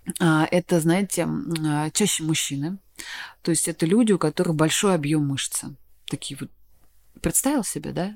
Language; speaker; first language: Russian; native; Russian